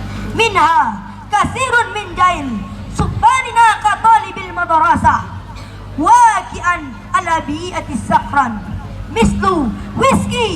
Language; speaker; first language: Arabic; non-native, learner; Indonesian